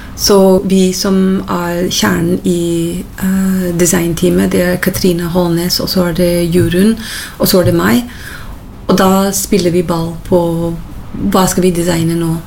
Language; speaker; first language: Norwegian; non-native, fluent; English